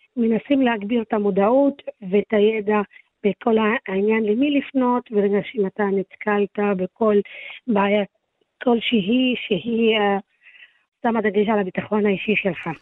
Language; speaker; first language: Hebrew; non-native, local second language; Arabic